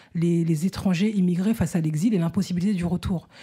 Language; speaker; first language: French; native; French